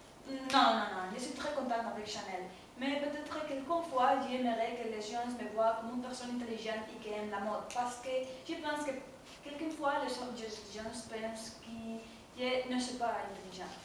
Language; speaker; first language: French; non-native, learner; Spanish